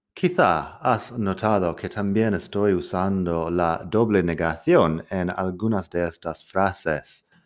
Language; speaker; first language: Spanish; non-native, fluent; English